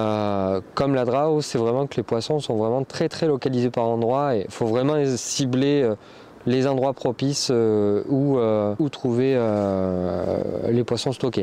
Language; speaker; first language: French; native; French